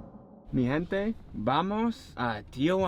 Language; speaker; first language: Spanish; non-native, learner; English